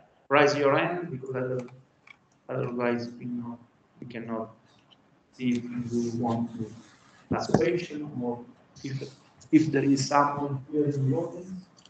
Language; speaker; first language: English; non-native, fluent; Italian